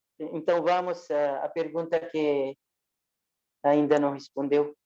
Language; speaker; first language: Portuguese; non-native, fluent; Arabic